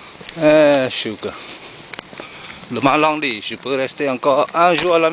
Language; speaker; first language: French; non-native, learner; Khmer